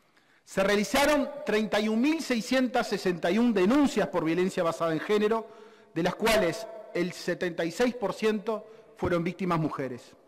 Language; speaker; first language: Spanish; native; Spanish